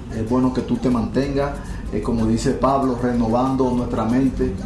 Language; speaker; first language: Spanish; native; Spanish